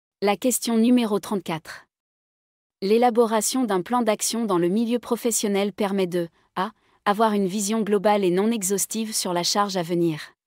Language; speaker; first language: French; non-native, local second language; Arabic